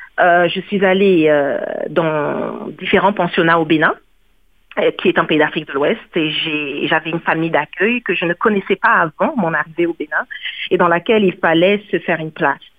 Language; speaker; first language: French; non-native, local second language; Kongo